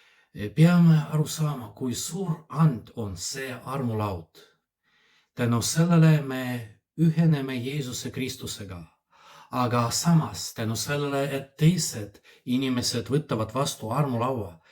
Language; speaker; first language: Estonian; non-native, fluent; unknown